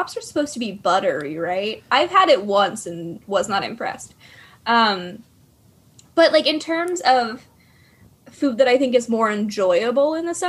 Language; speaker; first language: English; native; English